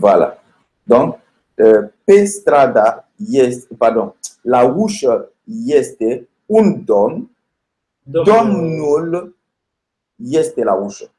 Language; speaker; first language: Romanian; non-native, fluent; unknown